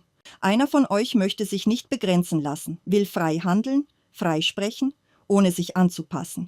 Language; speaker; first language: German; native; German